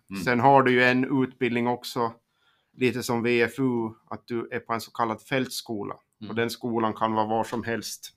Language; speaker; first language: Swedish; native; Swedish